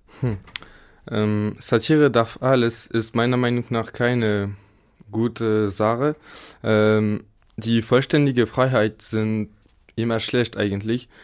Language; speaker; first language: German; non-native, fluent; French